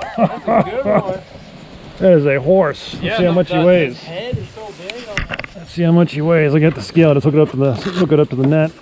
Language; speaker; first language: English; native; English